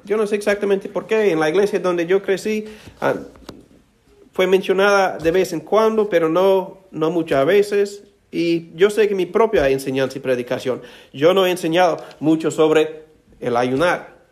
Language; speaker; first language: Spanish; non-native, fluent; English